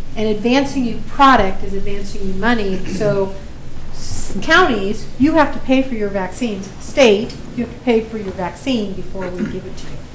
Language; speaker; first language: English; native; English